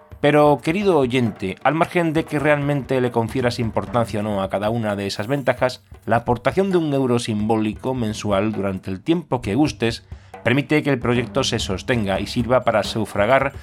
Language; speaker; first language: Spanish; native; Spanish